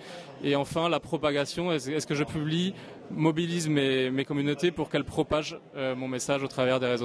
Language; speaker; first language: French; native; French